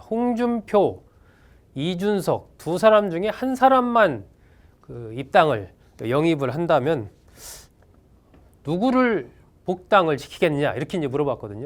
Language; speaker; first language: Korean; native; Korean